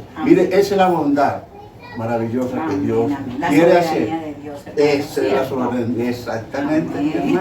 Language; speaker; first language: Spanish; native; Spanish